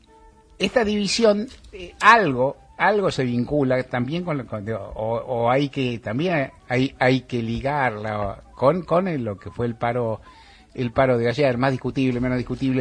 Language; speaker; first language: Spanish; native; Spanish